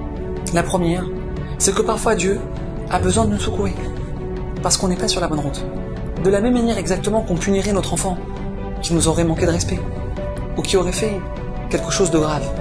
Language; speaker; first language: French; native; French